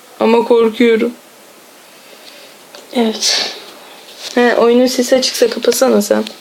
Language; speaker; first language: Turkish; native; Turkish